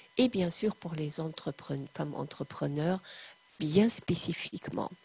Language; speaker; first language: French; non-native, fluent; German